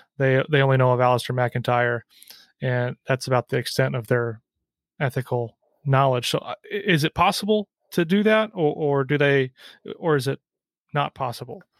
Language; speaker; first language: English; native; English